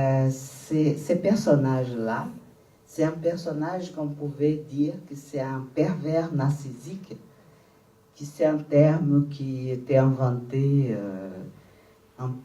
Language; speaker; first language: French; non-native, fluent; Portuguese